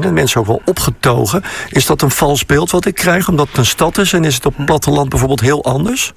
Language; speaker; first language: Dutch; native; Dutch